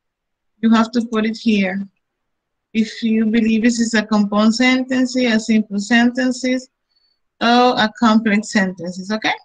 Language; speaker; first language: English; non-native, fluent; Spanish